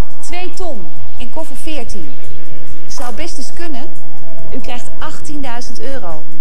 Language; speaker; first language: Dutch; native; Dutch